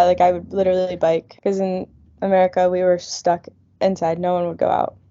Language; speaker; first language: English; native; English